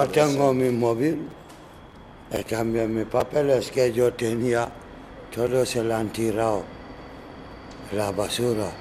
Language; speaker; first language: Spanish; non-native, learner; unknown